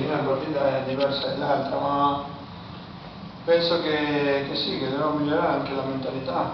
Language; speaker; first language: Italian; non-native, fluent; Spanish